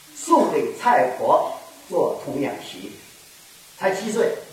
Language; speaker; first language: Chinese; native; Chinese